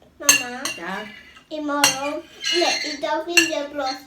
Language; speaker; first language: Swedish; early bilingual, other home language; Thai